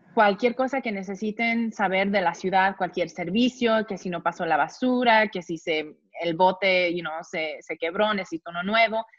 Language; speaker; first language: Spanish; early bilingual, heritage; Spanish